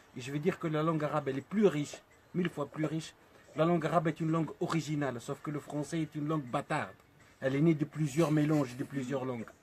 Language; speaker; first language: French; non-native, local second language; Arabic